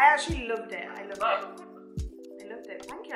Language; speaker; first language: English; native; English